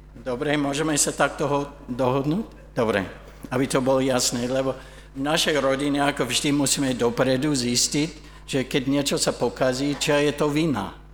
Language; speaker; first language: Slovak; non-native, fluent; English